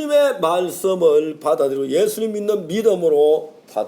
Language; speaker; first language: Korean; native; Korean